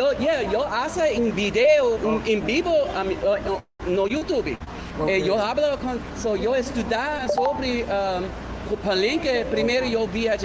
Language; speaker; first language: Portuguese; non-native, learner; English